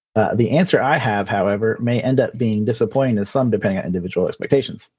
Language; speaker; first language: English; native; English